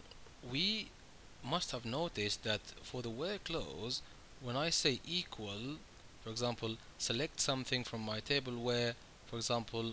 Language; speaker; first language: English; non-native, fluent; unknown